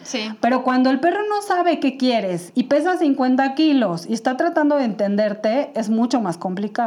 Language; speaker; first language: Spanish; native; Spanish